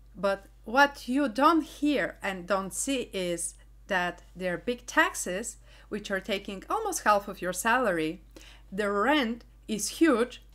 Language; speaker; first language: English; non-native, fluent; Bulgarian